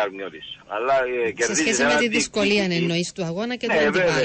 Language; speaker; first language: Greek; native; Greek